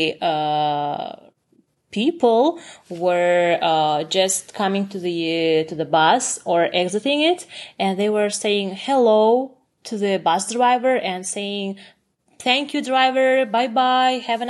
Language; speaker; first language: English; non-native, fluent; Turkmen